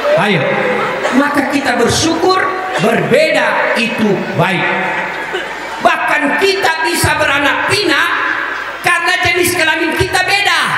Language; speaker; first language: Indonesian; non-native, local second language; Buginese